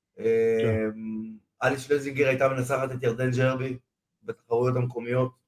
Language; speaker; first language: Hebrew; non-native, fluent; Spanish